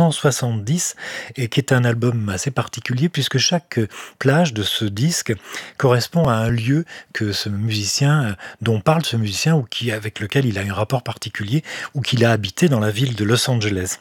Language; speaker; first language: French; native; French